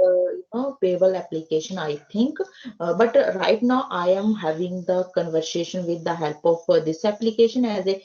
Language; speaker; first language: English; non-native, learner; Hindi